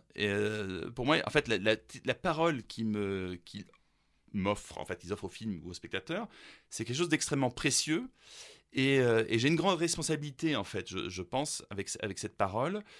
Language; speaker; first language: French; early bilingual, other home language; German